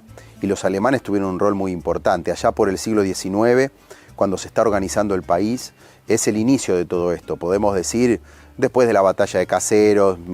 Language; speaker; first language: Spanish; native; Spanish